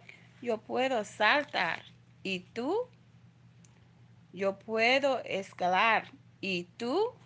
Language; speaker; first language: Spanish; non-native, learner; English